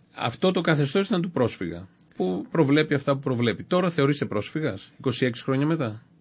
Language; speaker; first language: Greek; native; Greek